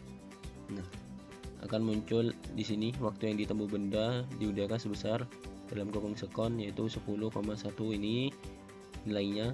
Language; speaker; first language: Indonesian; native; Indonesian